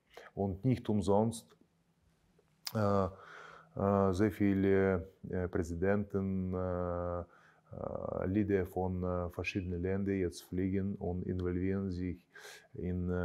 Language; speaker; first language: German; non-native, fluent; Russian